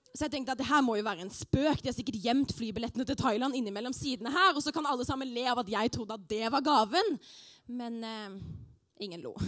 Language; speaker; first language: Norwegian; native; Norwegian